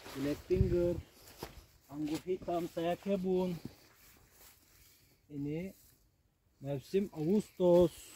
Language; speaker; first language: Indonesian; non-native, learner; Turkish